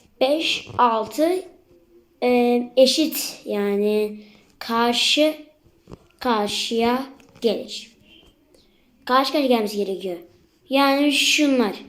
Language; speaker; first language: Turkish; native; Turkish